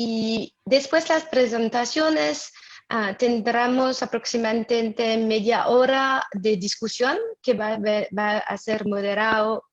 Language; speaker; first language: Spanish; non-native, fluent; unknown